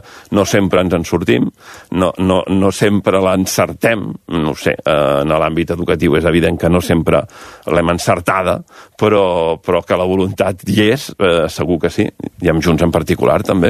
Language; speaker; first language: Catalan; native; Catalan